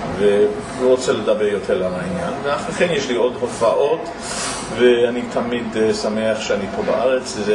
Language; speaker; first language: Hebrew; non-native, fluent; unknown